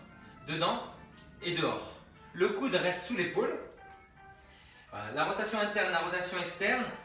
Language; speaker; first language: French; native; French